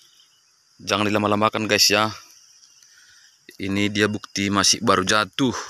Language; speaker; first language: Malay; non-native, local second language; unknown